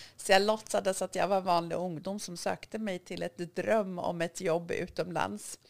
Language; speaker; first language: Swedish; early bilingual, other home language; Kurdish